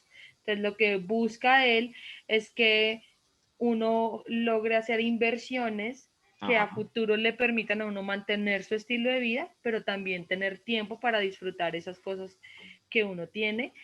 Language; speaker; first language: Spanish; native; Spanish